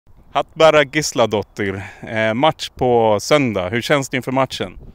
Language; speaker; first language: Swedish; native; Swedish